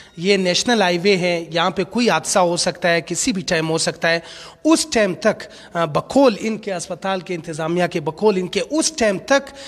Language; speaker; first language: Urdu; non-native, local second language; Pashto